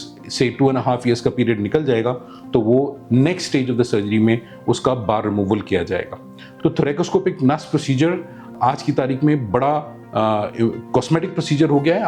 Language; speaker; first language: Hindi; native; Hindi